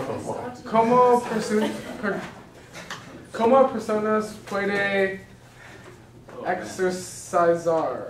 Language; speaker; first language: Spanish; non-native, learner; English